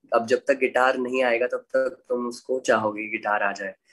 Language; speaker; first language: Hindi; native; Hindi